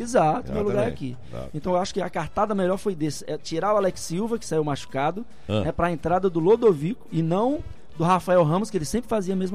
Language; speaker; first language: Portuguese; native; Portuguese